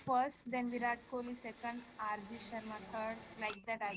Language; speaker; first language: English; non-native, learner; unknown